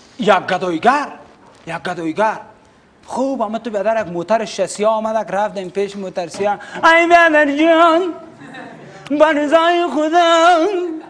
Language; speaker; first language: Persian; native; Persian